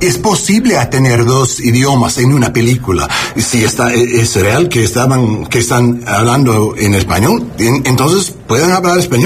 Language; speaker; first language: Spanish; non-native, learner; English